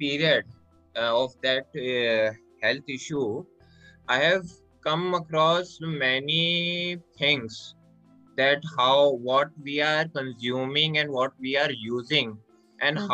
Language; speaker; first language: English; non-native, local second language; Hindi